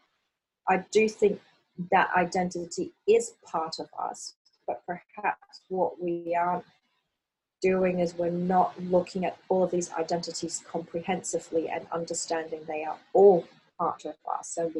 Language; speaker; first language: English; non-native, local second language; Cantonese